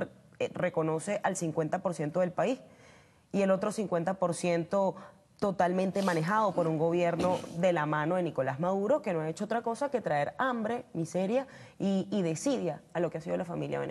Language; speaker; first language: Spanish; native; Spanish